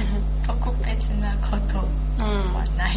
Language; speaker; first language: Japanese; non-native, learner; Chinese